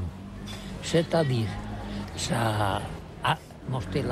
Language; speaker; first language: French; non-native, learner; Catalan